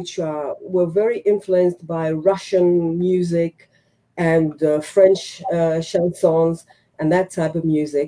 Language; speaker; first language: English; non-native, fluent; Hebrew